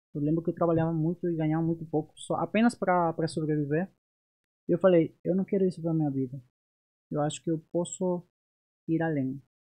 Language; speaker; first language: Portuguese; non-native, fluent; Spanish